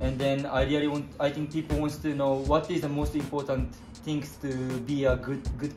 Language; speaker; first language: English; non-native, learner; Japanese